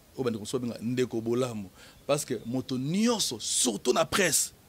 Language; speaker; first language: French; non-native, local second language; Lingala